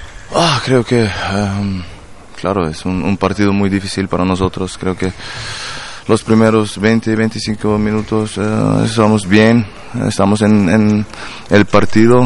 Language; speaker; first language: Spanish; non-native, learner; German